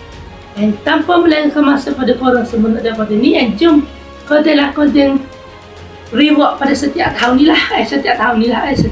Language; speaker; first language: Malay; native; Malay